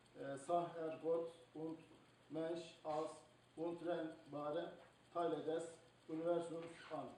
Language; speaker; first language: German; non-native, learner; Turkish